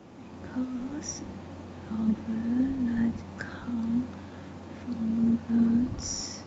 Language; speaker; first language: English; non-native, learner; Chinese